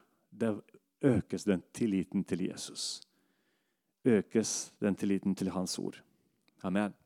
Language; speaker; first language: Norwegian; non-native, fluent; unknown